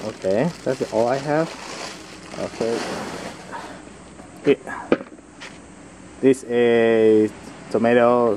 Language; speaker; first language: English; non-native, fluent; Vietnamese